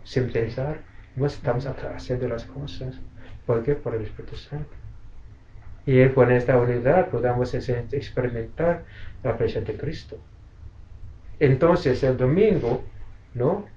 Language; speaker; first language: Spanish; non-native, fluent; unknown